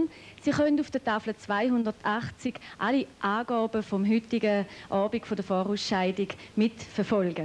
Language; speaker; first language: German; native; German